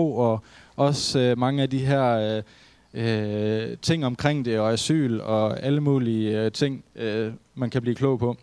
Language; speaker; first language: Danish; native; Danish